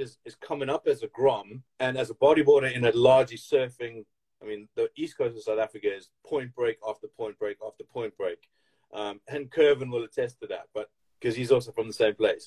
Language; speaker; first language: English; native; English